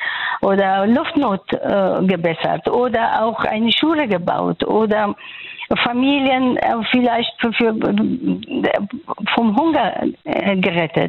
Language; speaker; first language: German; non-native, fluent; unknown